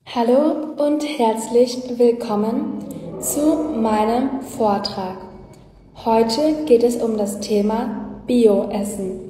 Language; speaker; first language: German; non-native, learner; Vietnamese